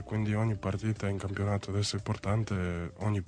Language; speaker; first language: Italian; non-native, fluent; Serbian